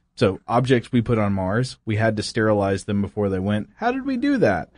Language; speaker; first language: English; native; English